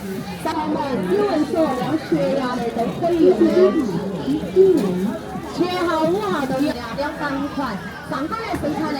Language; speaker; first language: Chinese; native; Chinese